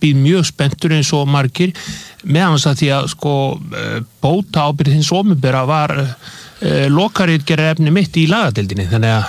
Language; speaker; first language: Icelandic; native; Icelandic